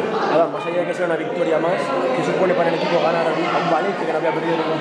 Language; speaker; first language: Spanish; native; Spanish